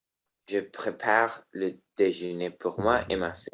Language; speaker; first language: French; non-native, learner; Spanish